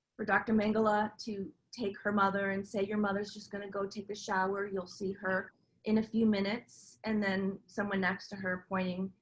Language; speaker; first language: English; native; English